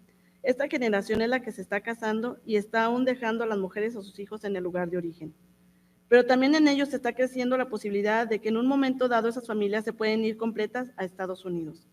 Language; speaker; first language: Spanish; native; Spanish